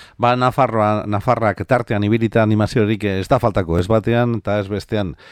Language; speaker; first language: Basque; native; Basque